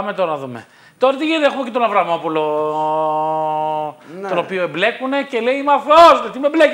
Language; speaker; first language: Greek; native; Greek